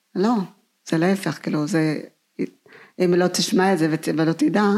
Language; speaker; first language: Hebrew; non-native, fluent; Amharic